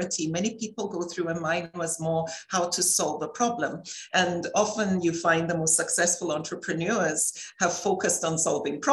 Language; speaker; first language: English; native; English